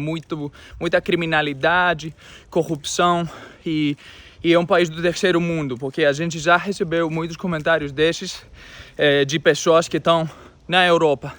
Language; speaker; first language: Portuguese; non-native, fluent; Greek